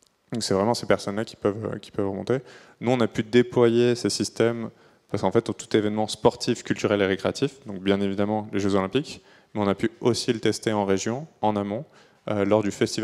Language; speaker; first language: French; native; French